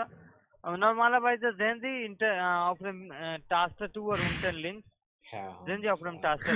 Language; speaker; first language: German; non-native, learner; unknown